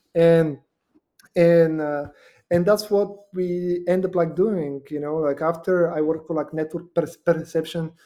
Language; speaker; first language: English; non-native, fluent; Bulgarian